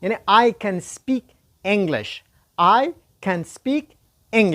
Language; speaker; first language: English; non-native, learner; Pashto